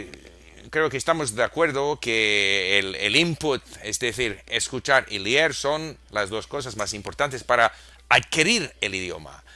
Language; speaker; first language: Spanish; non-native, fluent; English